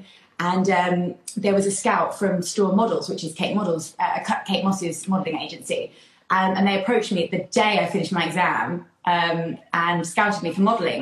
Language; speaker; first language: English; native; English